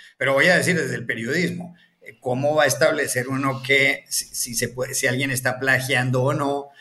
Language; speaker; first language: Spanish; native; Spanish